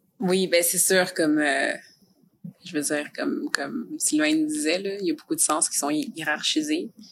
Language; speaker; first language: French; native; French